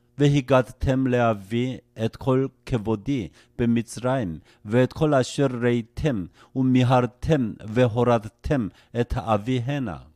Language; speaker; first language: Hebrew; non-native, fluent; Korean